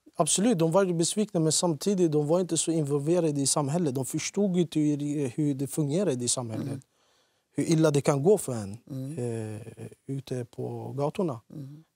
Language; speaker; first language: Swedish; early bilingual, other home language; Central Kurdish